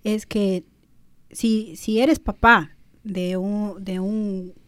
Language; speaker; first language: Spanish; early bilingual, other home language; English